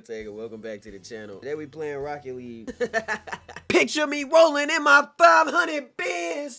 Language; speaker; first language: English; native; English